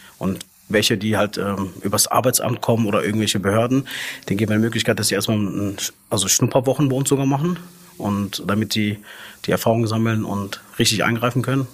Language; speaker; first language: German; early bilingual, other home language; Arabic